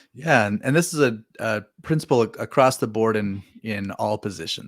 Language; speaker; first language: English; native; English